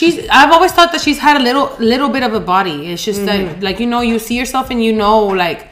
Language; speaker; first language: English; early bilingual, other home language; Spanish